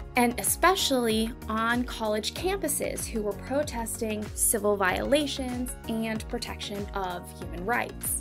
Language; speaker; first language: English; native; English